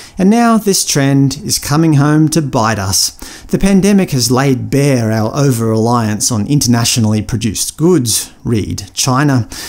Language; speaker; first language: English; native; English